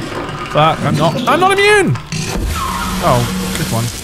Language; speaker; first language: English; native; English